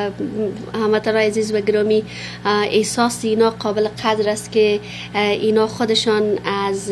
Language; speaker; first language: Persian; native; Persian